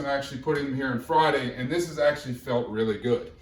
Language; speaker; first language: English; native; English